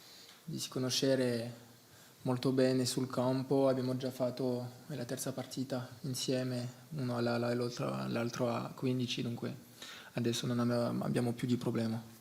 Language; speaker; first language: Italian; early bilingual, heritage; French